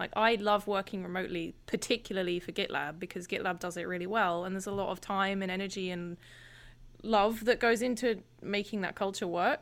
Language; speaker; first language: English; native; English